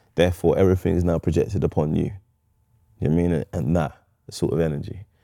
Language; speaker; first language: English; native; English